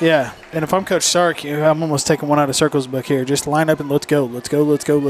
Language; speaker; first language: English; native; English